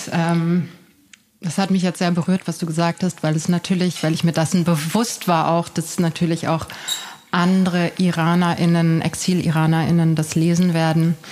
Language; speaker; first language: German; early bilingual, other home language; Persian